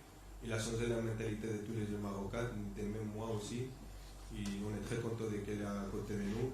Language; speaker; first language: French; non-native, fluent; Spanish